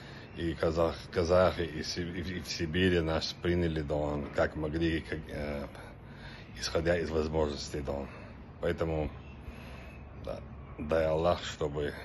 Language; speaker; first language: Russian; non-native, local second language; Chechen